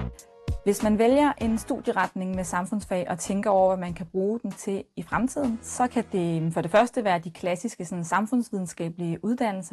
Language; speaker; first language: Danish; native; Danish